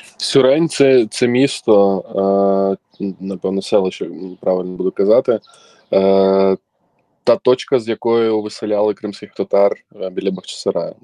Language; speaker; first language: Ukrainian; non-native, local second language; Crimean Tatar